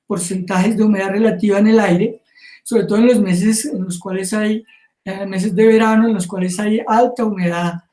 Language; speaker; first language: Spanish; native; Spanish